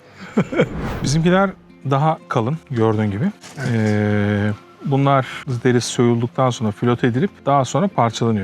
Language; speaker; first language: Turkish; native; Turkish